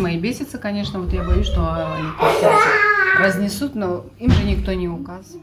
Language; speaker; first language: Russian; native; Russian